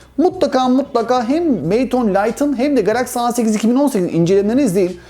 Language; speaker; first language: Turkish; native; Turkish